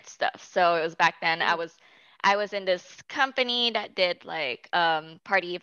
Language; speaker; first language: English; native; English